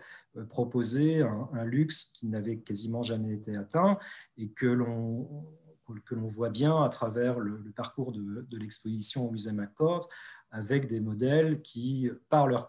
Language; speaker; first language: French; native; French